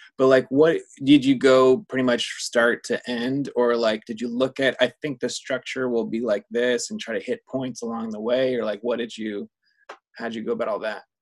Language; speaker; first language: English; native; English